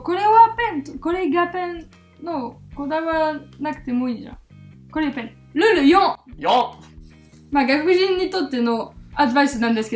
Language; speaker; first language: Japanese; non-native, fluent; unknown